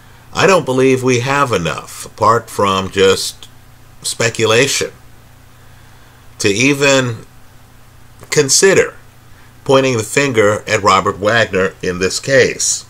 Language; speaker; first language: English; native; English